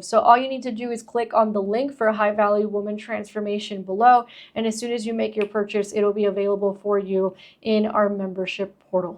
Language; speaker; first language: English; native; English